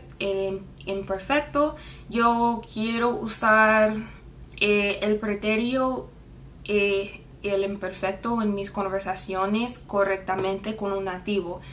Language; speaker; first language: Spanish; non-native, fluent; English